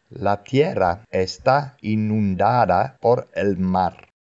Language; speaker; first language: Spanish; non-native, fluent; Dutch